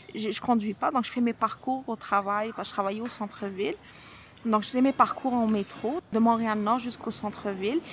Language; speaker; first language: French; non-native, local second language; Arabic